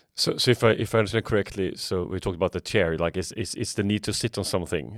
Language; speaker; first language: English; non-native, fluent; Swedish